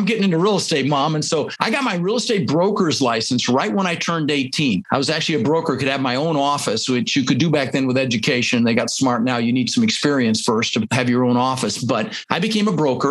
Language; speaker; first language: English; early bilingual, other home language; Dutch